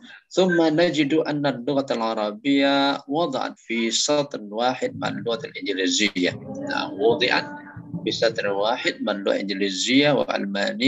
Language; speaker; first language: Arabic; non-native, fluent; Indonesian